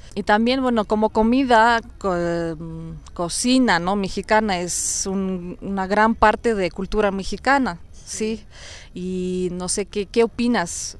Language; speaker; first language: Spanish; non-native, fluent; Russian